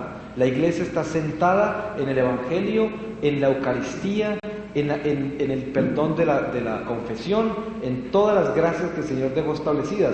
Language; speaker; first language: Spanish; native; Spanish